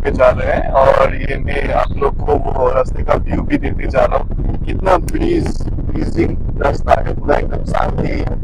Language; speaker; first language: Hindi; non-native, local second language; Assamese